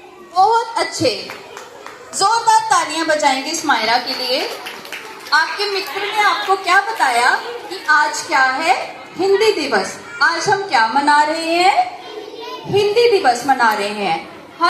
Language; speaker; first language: Hindi; native; Hindi